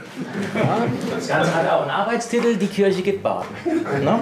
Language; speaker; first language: German; native; German